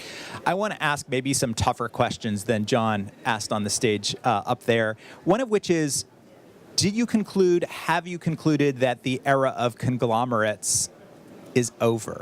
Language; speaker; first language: English; native; English